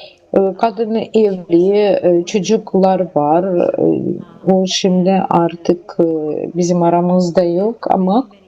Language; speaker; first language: Turkish; non-native, learner; Russian